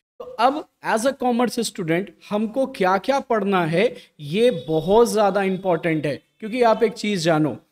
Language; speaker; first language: Hindi; native; Hindi